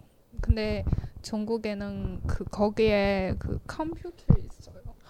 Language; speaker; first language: Korean; non-native, learner; Chinese